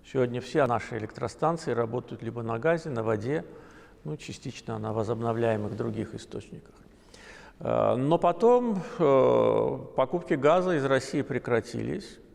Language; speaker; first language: Russian; non-native, local second language; Azerbaijani